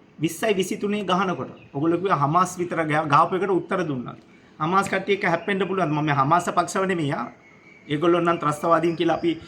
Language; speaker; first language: Sinhala; non-native, local second language; Tamil